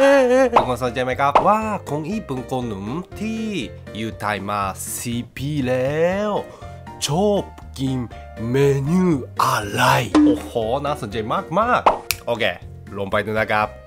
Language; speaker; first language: Thai; non-native, learner; Japanese